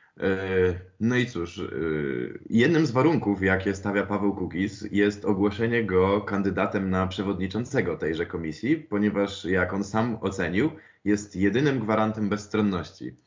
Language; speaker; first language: Polish; native; Polish